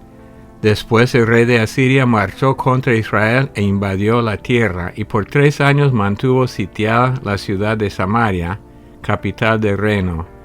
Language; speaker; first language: Spanish; native; Spanish